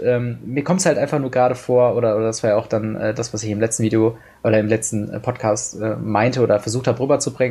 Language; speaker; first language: German; native; German